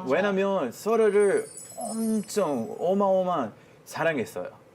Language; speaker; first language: Korean; non-native, fluent; Hebrew